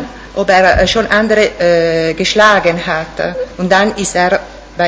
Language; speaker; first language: German; non-native, fluent; Italian